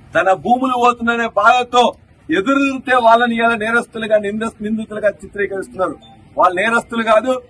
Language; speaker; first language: Telugu; native; Telugu